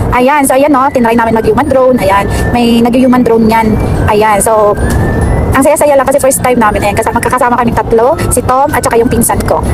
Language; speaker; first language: Filipino; non-native, local second language; Cebuano